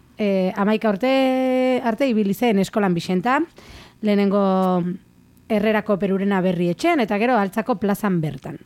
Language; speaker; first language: Basque; native; Basque